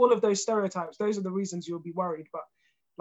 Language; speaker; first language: English; early bilingual, other home language; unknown